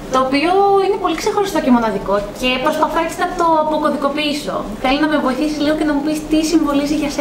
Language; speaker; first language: Greek; native; Greek